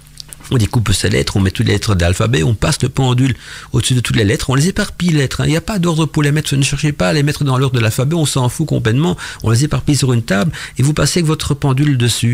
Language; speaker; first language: French; native; French